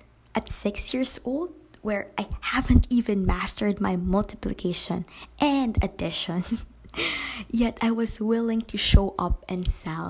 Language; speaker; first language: English; non-native, local second language; Kinaray-a